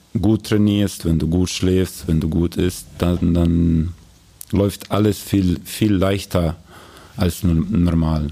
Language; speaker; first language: German; non-native, learner; Croatian